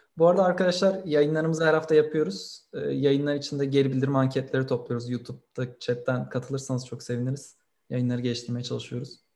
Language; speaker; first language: Turkish; native; Turkish